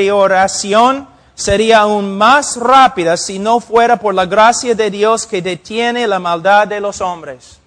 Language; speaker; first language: Spanish; non-native, fluent; English